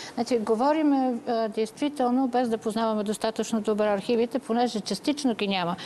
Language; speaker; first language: Bulgarian; native; Bulgarian